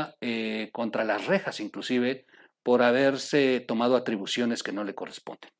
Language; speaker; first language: Spanish; native; Spanish